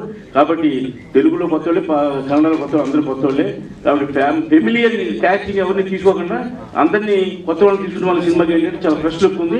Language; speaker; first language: Telugu; native; Telugu